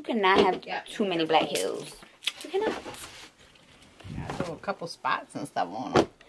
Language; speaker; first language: English; native; English